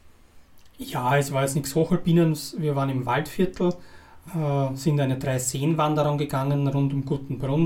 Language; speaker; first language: German; native; German